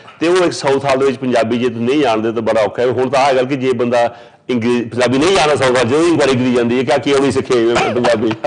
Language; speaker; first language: Punjabi; early bilingual, heritage; Punjabi